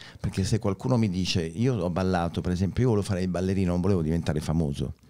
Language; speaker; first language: Italian; native; Italian